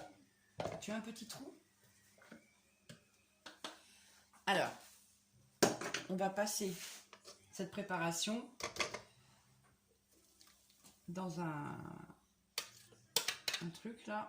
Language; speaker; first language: French; native; French